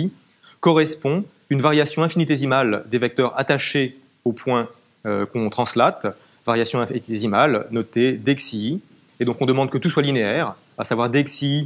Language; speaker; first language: French; native; French